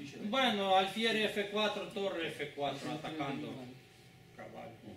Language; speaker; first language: Italian; non-native, learner; Spanish